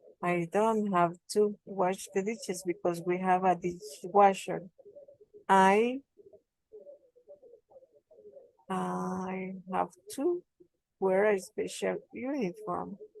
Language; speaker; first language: English; non-native, learner; Spanish